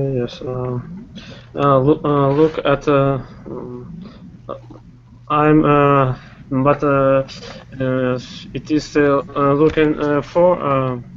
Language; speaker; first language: English; non-native, learner; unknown